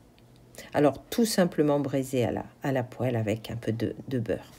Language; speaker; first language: French; native; French